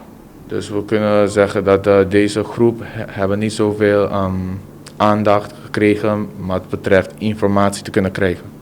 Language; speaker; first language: Dutch; non-native, local second language; Papiamento